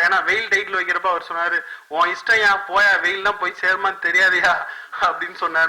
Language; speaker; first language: Tamil; native; Tamil